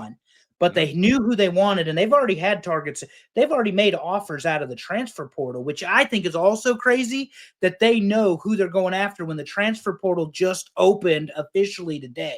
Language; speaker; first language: English; native; English